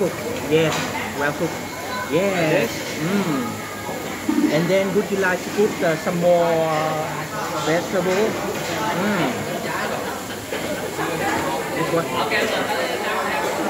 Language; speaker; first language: English; non-native, fluent; Vietnamese